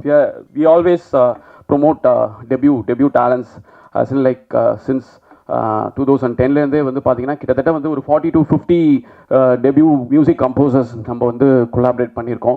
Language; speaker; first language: Tamil; native; Tamil